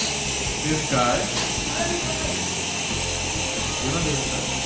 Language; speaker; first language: English; non-native, learner; Indonesian